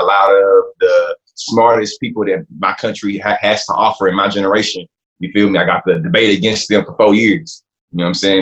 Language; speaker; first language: English; native; English